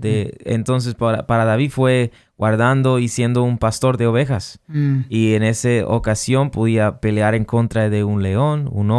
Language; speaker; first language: Spanish; non-native, fluent; English